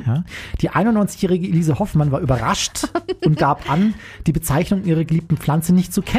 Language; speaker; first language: German; native; German